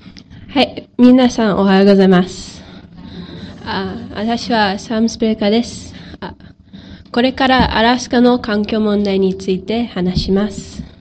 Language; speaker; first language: Japanese; non-native, learner; English